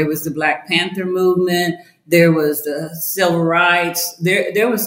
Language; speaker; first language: English; native; English